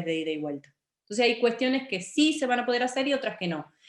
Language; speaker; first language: Spanish; native; Spanish